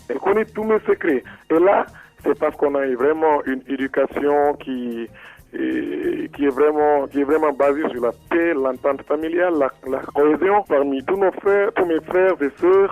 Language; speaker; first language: French; non-native, local second language; Wolof